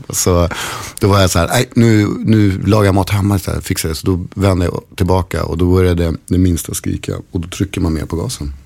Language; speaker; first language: Swedish; native; Swedish